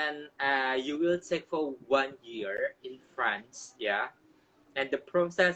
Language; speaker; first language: English; non-native, local second language; Indonesian